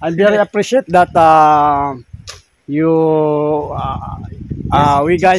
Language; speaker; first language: English; non-native, learner; Filipino